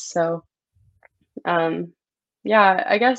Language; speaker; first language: English; native; English